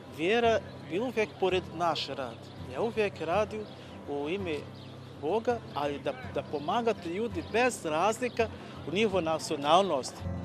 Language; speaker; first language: Bosnian; non-native, learner; Portuguese